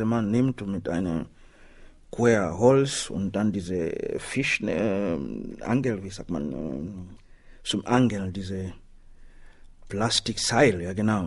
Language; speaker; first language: German; non-native, learner; Swahili